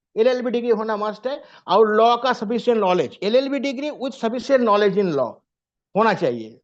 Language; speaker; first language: Hindi; non-native, local second language; Bangla